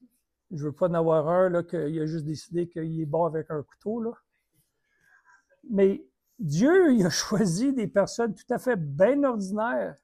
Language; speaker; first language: French; native; French